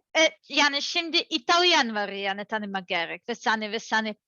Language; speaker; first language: Turkish; non-native, learner; Serbian